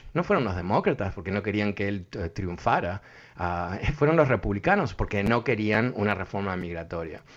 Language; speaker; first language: Spanish; native; Spanish